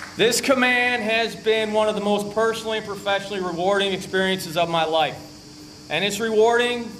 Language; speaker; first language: English; native; English